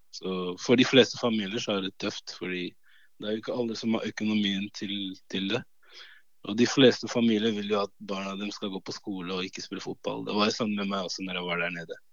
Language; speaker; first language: Norwegian; early bilingual, other home language; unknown